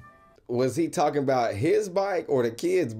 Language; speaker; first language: English; native; English